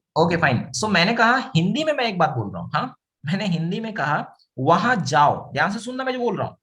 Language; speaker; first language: Hindi; native; Hindi